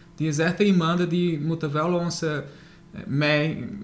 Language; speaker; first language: Dutch; non-native, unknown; Portuguese